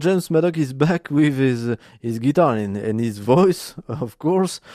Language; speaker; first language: English; non-native, learner; French